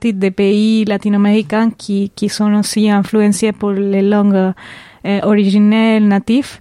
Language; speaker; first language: French; non-native, fluent; Spanish